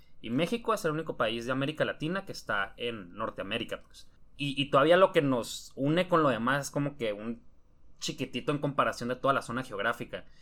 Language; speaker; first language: Spanish; native; Spanish